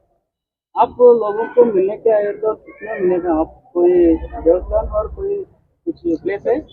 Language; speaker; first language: Hindi; non-native, local second language; Kannada